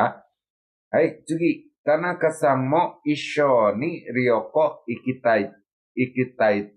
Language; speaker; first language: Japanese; non-native, learner; Indonesian